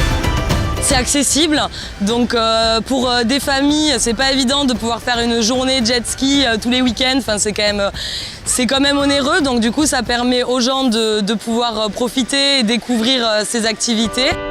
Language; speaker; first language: French; native; French